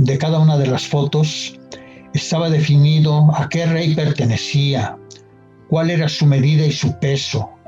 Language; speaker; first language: Spanish; native; Spanish